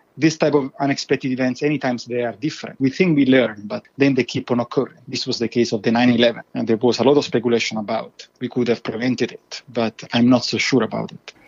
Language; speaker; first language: English; non-native, fluent; Italian